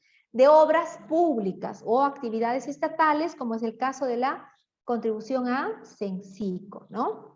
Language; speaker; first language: Spanish; native; Spanish